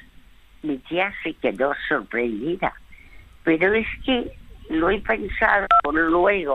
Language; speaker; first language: Spanish; early bilingual, other home language; French